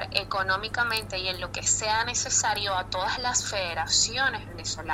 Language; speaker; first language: Spanish; native; Spanish